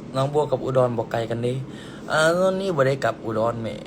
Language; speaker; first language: Thai; native; Thai